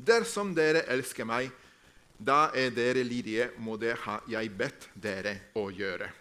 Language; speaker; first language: Norwegian; non-native, fluent; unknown